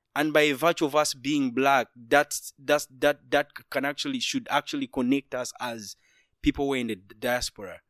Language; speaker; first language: English; non-native, local second language; Ganda